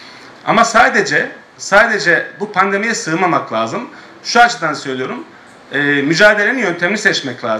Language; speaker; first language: Turkish; native; Turkish